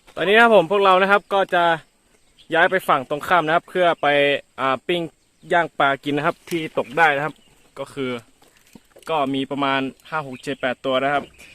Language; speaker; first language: Thai; native; Thai